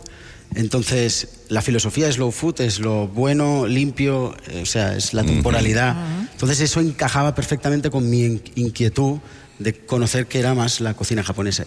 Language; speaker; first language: Spanish; non-native, local second language; Catalan